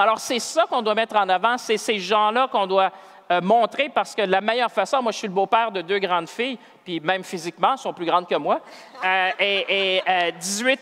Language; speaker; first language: French; native; French